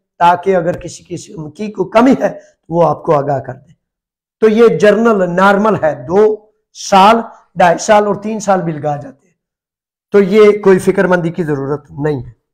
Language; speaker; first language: Urdu; non-native, local second language; Punjabi